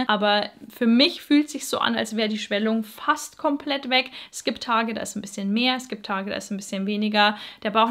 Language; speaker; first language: German; native; German